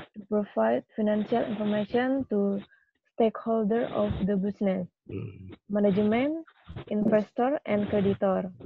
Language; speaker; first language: English; non-native, fluent; Indonesian